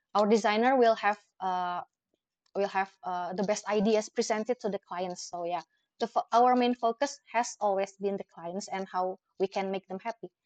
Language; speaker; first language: English; non-native, fluent; Indonesian